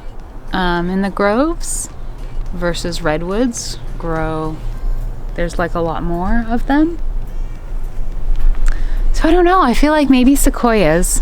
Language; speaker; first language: English; native; English